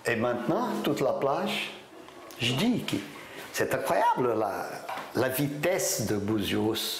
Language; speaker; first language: French; non-native, fluent; Portuguese